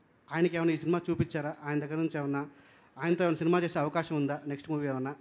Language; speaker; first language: Telugu; native; Telugu